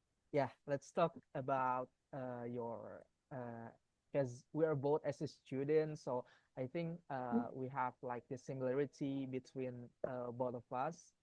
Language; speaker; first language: English; non-native, learner; Indonesian